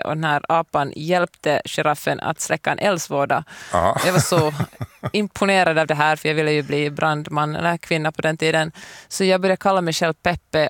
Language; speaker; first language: Swedish; native; Swedish